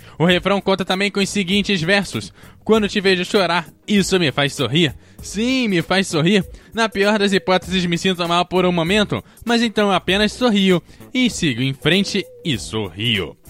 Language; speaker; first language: Portuguese; native; Portuguese